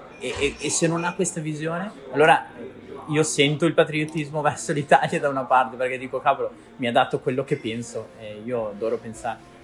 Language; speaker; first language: Italian; early bilingual, other home language; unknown